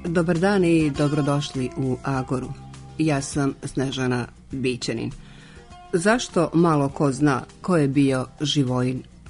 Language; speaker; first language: Serbian; native; Serbian